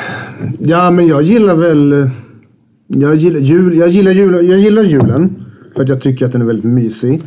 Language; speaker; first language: Swedish; native; Swedish